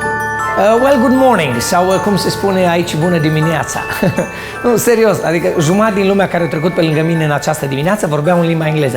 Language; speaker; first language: Romanian; native; Romanian